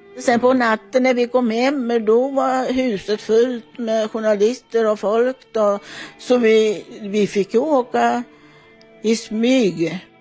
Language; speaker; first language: Swedish; non-native, fluent; Italian